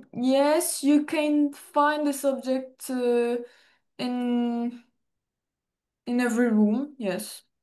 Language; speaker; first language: English; non-native, fluent; French